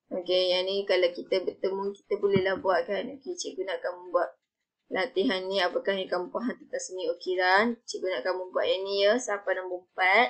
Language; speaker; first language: Malay; native; Malay